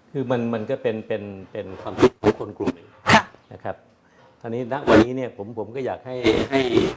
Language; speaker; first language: Thai; native; Thai